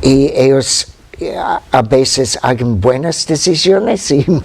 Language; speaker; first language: Spanish; non-native, fluent; English